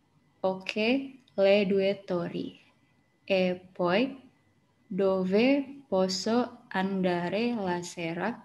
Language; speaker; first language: Italian; non-native, learner; Indonesian